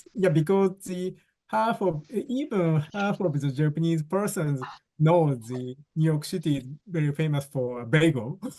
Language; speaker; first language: English; non-native, fluent; Japanese